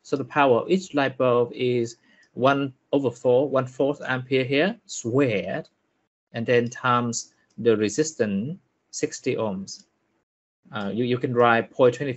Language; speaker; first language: English; non-native, fluent; Vietnamese